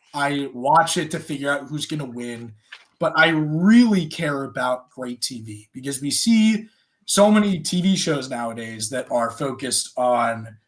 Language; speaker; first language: English; native; English